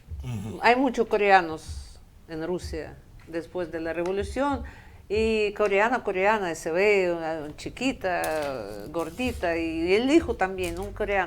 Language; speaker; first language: Spanish; non-native, fluent; Russian